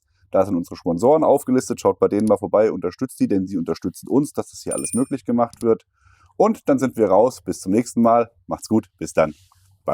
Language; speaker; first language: German; native; German